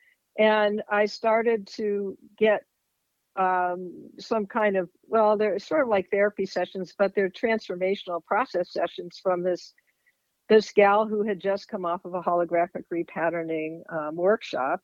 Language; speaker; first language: English; native; English